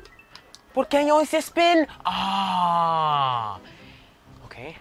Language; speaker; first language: Spanish; non-native, learner; English